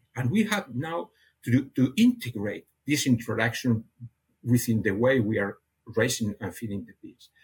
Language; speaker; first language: English; non-native, fluent; Catalan